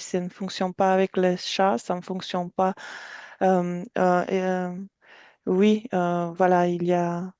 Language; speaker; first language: French; non-native, fluent; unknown